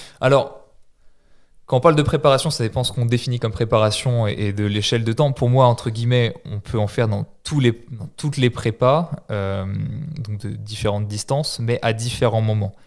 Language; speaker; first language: French; native; French